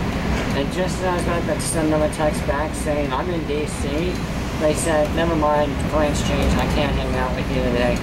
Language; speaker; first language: English; native; English